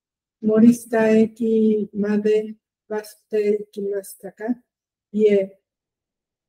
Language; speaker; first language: Japanese; non-native, learner; Spanish